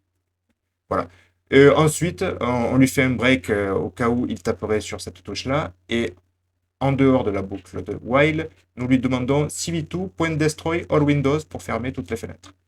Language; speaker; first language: French; native; French